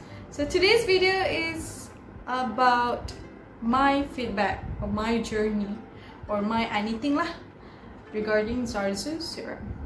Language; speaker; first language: English; non-native, local second language; Malay